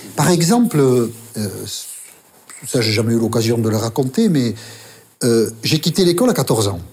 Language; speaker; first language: French; native; French